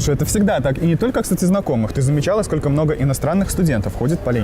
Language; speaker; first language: Russian; native; Russian